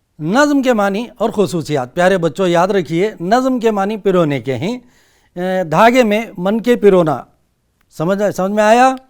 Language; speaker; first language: Urdu; native; Urdu